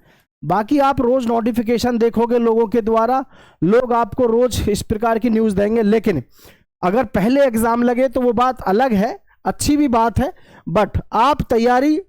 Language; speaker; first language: Hindi; native; Hindi